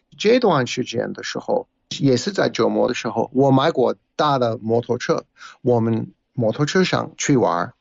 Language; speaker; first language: Chinese; non-native, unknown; English